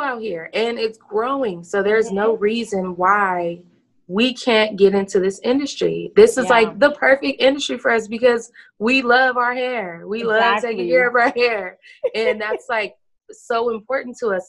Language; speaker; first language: English; native; English